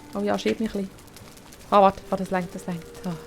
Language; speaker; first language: German; native; German